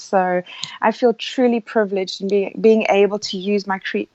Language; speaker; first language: English; native; English